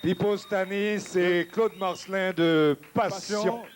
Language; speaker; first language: French; non-native, local second language; Haitian Creole